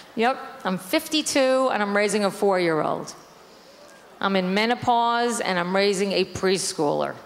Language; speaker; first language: English; native; English